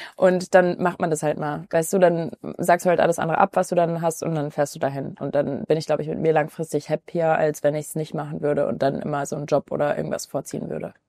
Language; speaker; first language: German; native; German